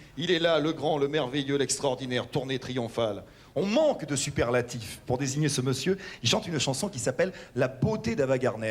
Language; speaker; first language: French; native; French